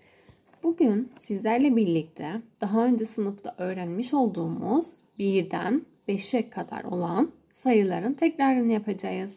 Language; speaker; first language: Turkish; native; Turkish